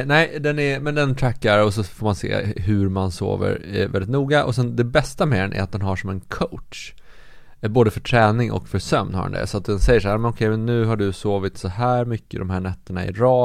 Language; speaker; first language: Swedish; native; Swedish